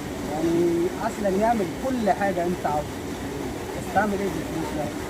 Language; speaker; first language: Arabic; non-native, fluent; Oromo